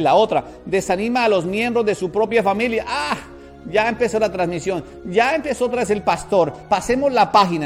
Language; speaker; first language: Spanish; native; Spanish